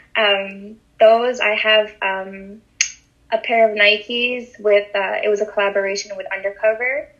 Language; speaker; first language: English; native; English